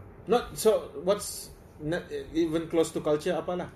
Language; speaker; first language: English; non-native, local second language; Malay